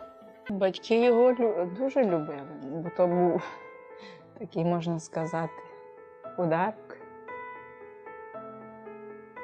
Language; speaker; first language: Ukrainian; native; Ukrainian